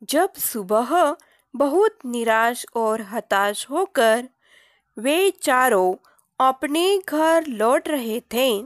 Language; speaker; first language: Hindi; non-native, local second language; Marathi